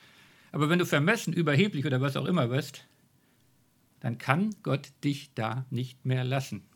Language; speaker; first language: German; native; German